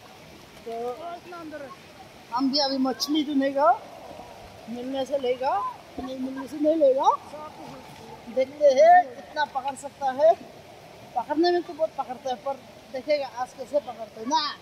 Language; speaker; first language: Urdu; non-native, local second language; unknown